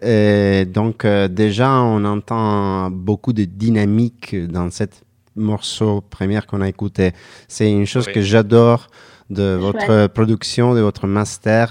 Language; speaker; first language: French; non-native, fluent; Italian